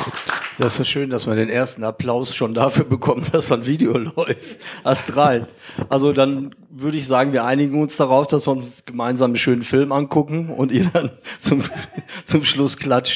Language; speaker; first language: German; native; German